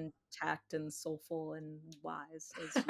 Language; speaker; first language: English; native; English